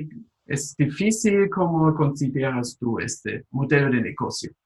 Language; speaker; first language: Spanish; non-native, fluent; German